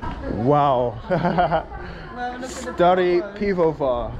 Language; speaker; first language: Czech; non-native, learner; English